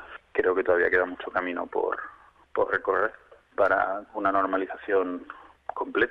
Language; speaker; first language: Spanish; native; Spanish